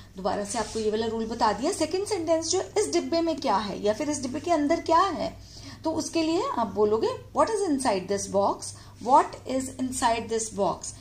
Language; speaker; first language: Hindi; native; Hindi